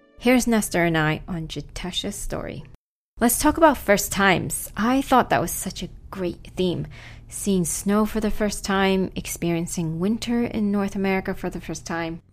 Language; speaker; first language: English; native; English